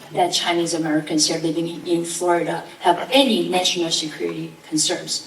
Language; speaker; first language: English; non-native, fluent; Chinese